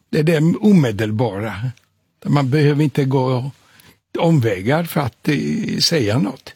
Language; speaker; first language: Swedish; non-native, fluent; Polish